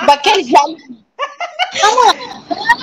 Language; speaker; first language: English; non-native, local second language; Hindi